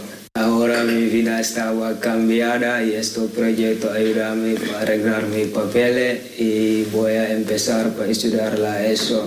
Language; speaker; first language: Spanish; non-native, learner; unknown